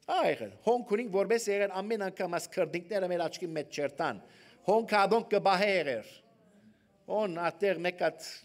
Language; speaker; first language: Armenian; early bilingual, heritage; Armenian